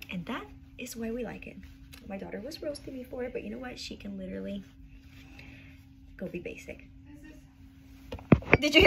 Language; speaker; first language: English; early bilingual, other home language; Spanish